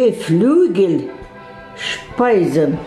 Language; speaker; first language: German; non-native, learner; Russian